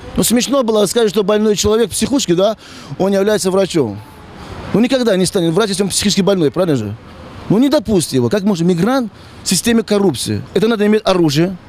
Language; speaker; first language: Russian; non-native, local second language; Tajik